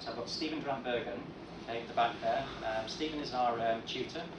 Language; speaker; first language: English; native; English